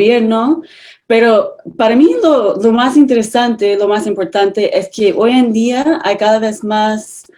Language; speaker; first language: Spanish; non-native, fluent; English